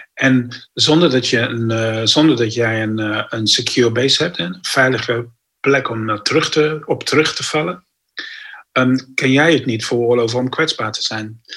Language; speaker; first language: Dutch; non-native, fluent; English